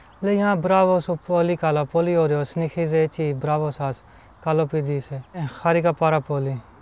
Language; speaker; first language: Greek; non-native, learner; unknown